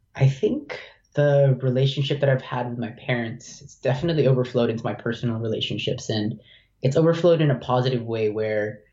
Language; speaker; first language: English; non-native, local second language; Filipino